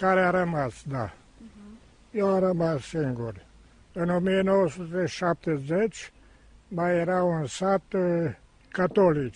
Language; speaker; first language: Romanian; non-native, local second language; German